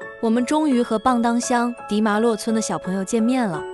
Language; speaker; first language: Chinese; native; Chinese